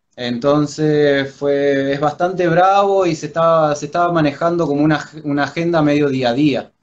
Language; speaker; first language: Spanish; native; Spanish